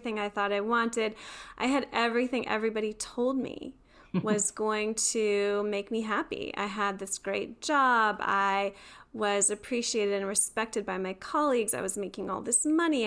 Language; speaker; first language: English; native; English